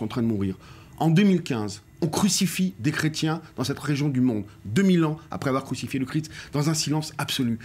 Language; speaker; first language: French; native; French